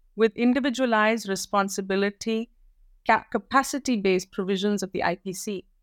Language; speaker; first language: English; non-native, local second language; Hindi